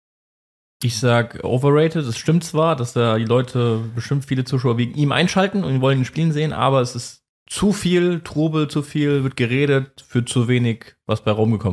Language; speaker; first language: German; native; German